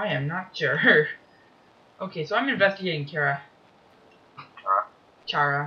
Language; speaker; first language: English; native; English